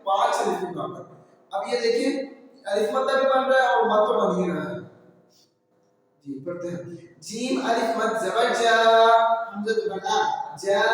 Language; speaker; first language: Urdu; non-native, local second language; Punjabi